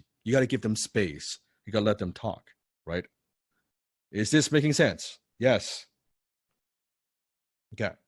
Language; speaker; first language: English; non-native, fluent; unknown